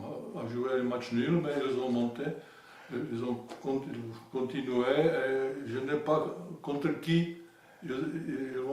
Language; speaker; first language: French; non-native, fluent; Czech